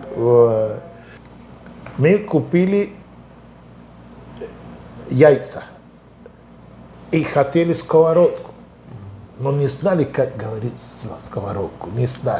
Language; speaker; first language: Russian; non-native, fluent; Spanish